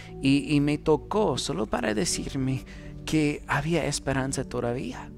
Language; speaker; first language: Spanish; non-native, fluent; English